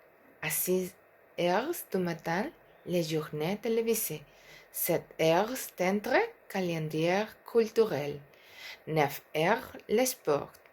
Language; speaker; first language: French; non-native, learner; Spanish